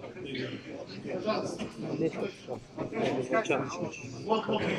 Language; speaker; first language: Russian; non-native, learner; Tajik